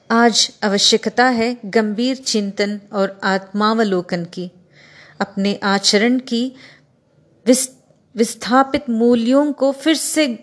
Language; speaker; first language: Hindi; non-native, local second language; Kannada